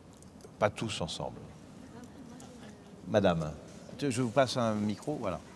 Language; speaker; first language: French; native; French